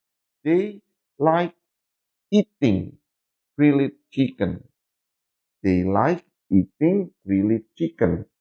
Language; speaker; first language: English; non-native, learner; Indonesian